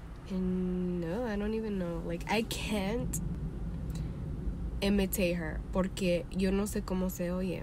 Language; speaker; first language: English; early bilingual, other home language; Spanish